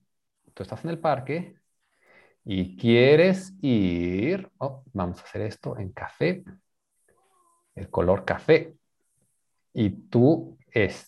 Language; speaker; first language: Spanish; non-native, fluent; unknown